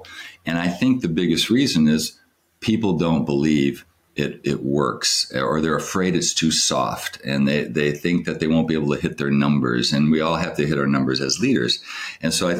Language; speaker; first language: English; native; English